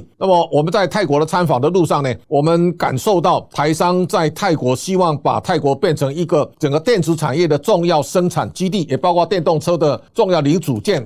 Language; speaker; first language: Chinese; native; Chinese